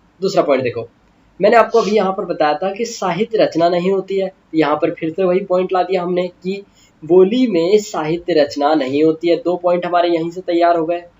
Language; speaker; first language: Hindi; native; Hindi